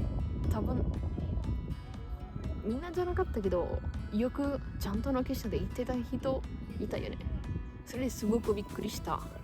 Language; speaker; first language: Japanese; non-native, fluent; Italian